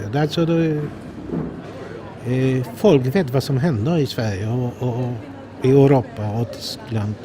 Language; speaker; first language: Swedish; non-native, fluent; Polish